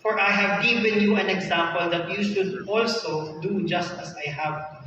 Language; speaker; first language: English; non-native, local second language; Filipino